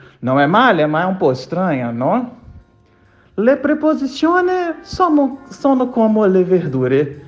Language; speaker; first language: Italian; non-native, learner; Portuguese